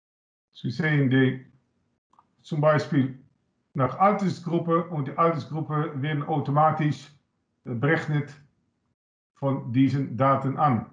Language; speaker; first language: German; non-native, learner; Dutch